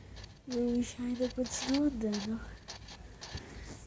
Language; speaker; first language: Portuguese; native; Portuguese